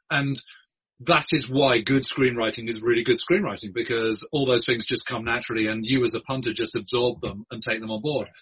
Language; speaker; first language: English; native; English